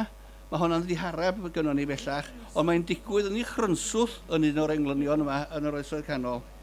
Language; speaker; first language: Welsh; native; Welsh